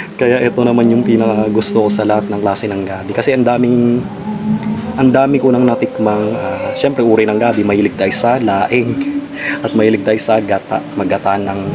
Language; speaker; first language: Filipino; native; Filipino